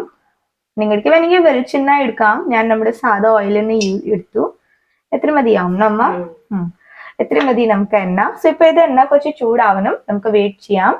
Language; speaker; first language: Malayalam; non-native, learner; Hindi